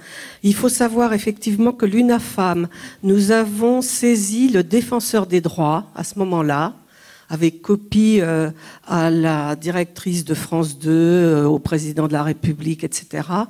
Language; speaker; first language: French; native; French